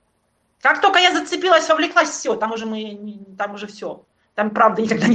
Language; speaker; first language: Russian; native; Russian